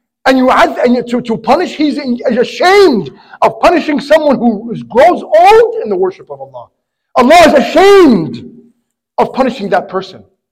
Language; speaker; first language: English; native; English